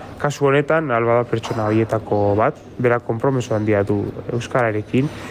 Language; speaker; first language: Basque; non-native, local second language; Spanish